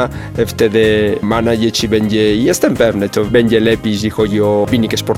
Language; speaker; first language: Polish; non-native, fluent; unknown